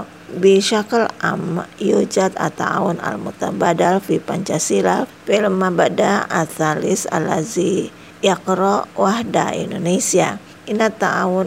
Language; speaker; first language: Arabic; non-native, fluent; Indonesian